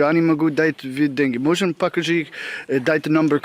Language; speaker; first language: Russian; non-native, learner; English